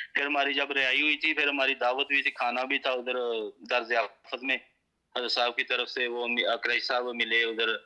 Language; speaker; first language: Urdu; non-native, local second language; Punjabi